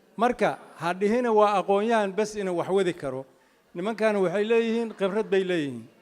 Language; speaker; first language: Somali; native; Somali